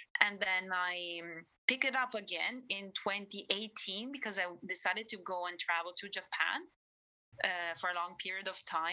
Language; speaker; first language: English; non-native, fluent; Italian